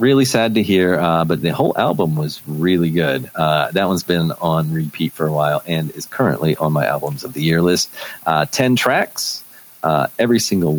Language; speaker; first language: English; native; English